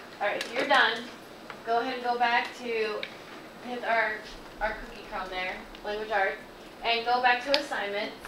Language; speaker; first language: English; native; English